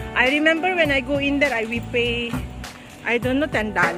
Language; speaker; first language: English; non-native, learner; Filipino